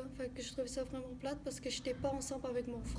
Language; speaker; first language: French; early bilingual, other home language; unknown